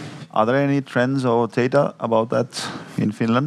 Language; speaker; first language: English; non-native, fluent; Estonian